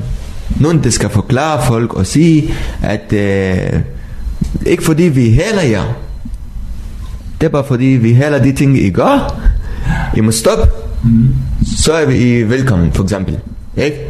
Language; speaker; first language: Danish; non-native, learner; Arabic